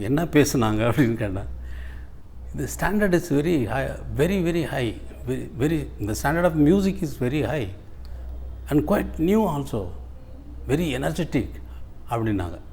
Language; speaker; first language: Tamil; native; Tamil